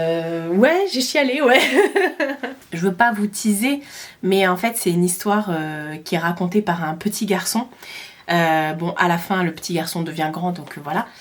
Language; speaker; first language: French; native; French